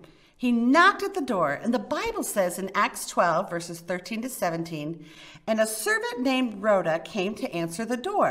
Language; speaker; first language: English; native; English